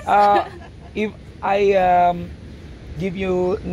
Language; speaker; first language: English; non-native, learner; Indonesian